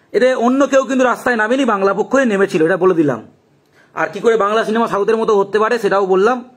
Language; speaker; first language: Bangla; native; Bangla